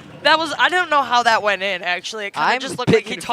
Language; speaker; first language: English; native; English